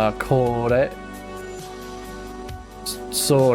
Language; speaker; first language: Japanese; non-native, learner; English